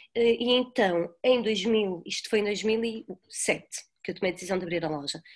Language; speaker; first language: Portuguese; native; Portuguese